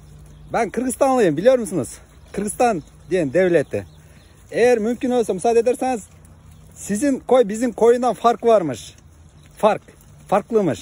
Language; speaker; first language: Turkish; non-native, learner; Kyrgyz